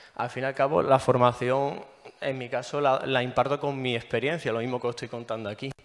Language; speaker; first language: Spanish; native; Spanish